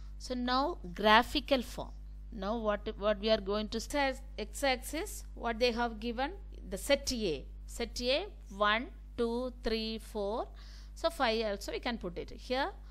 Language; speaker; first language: English; non-native, local second language; Tamil